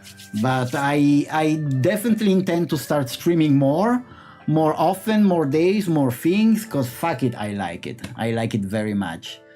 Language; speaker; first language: English; non-native, fluent; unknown